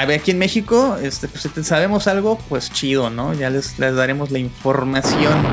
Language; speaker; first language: Spanish; native; Spanish